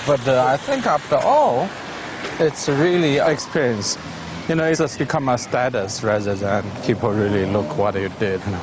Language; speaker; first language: English; non-native, fluent; Chinese